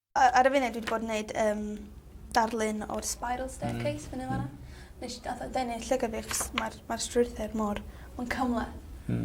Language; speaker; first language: Welsh; native; Welsh